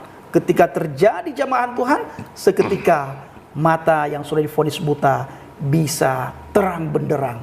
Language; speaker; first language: Malay; native; Malay